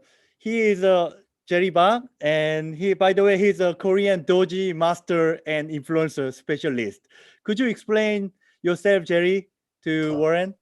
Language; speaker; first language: English; non-native, learner; Korean